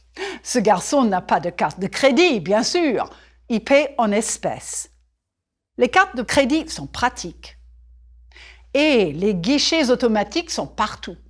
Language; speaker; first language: French; non-native, fluent; English